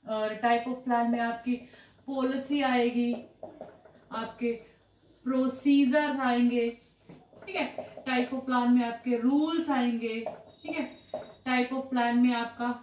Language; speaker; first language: Hindi; native; Hindi